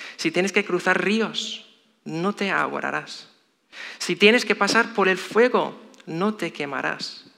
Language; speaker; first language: Spanish; non-native, fluent; English